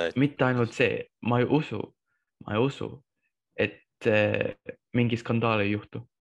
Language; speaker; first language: Estonian; non-native, fluent; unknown